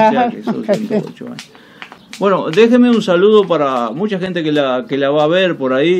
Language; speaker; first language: Spanish; native; Spanish